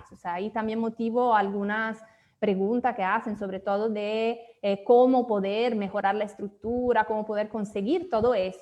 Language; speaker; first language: Spanish; native; Spanish